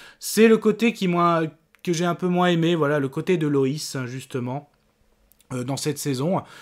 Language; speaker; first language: French; native; French